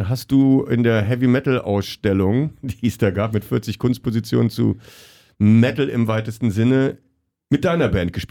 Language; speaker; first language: German; native; German